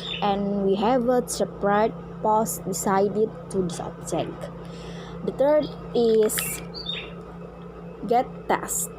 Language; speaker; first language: English; non-native, learner; Indonesian